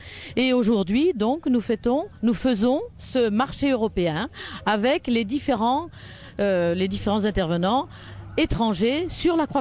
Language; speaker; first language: French; native; French